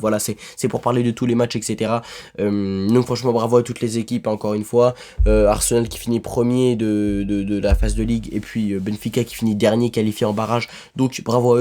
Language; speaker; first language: French; native; French